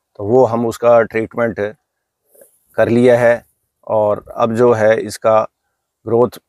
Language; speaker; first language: Hindi; native; Hindi